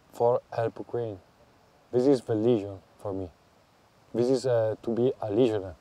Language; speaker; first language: English; non-native, learner; Italian